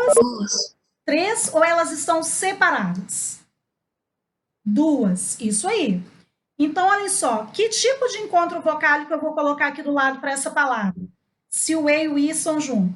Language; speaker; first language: Portuguese; native; Portuguese